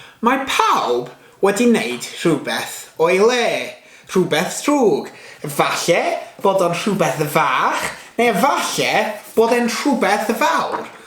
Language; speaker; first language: Welsh; non-native, local second language; English